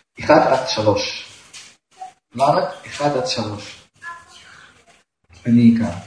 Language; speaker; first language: Hebrew; non-native, fluent; Russian